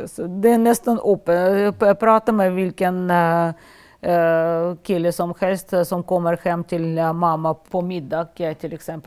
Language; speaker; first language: Swedish; non-native, fluent; Russian